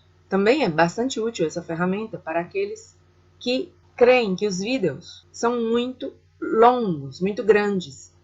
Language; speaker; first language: Portuguese; non-native, fluent; Spanish